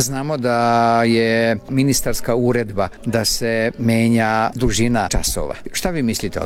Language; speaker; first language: Serbian; native; Serbian